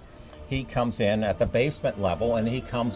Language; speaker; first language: English; native; English